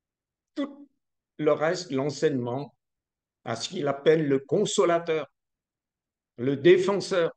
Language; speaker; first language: French; non-native, fluent; Vietnamese